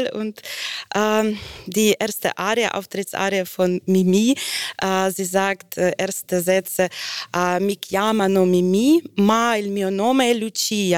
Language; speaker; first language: German; non-native, fluent; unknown